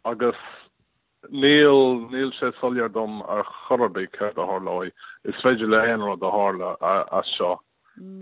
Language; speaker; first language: Irish; non-native, learner; English